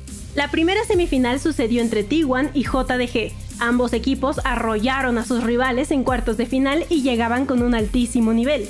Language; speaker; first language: Spanish; native; Spanish